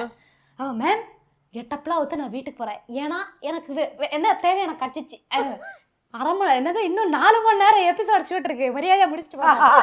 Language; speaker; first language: Tamil; non-native, local second language; Malayalam